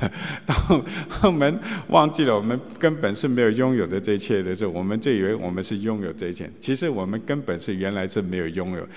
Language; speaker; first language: Chinese; native; Chinese